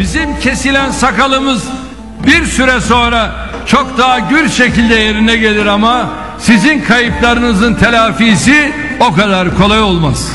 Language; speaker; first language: Turkish; native; Turkish